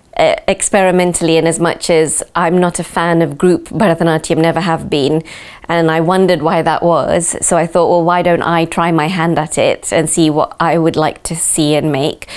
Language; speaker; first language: English; native; English